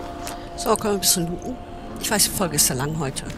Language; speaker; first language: German; native; German